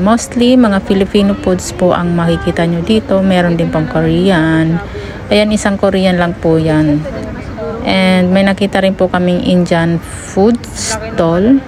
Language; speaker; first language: Filipino; native; Filipino